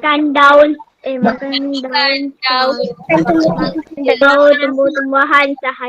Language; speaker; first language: Malay; native; Malay